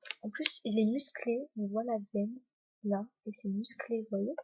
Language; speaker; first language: French; native; French